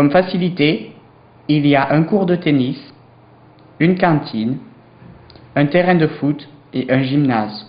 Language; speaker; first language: French; non-native, learner; English